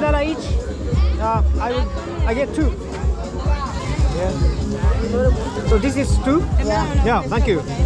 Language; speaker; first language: English; non-native, learner; Japanese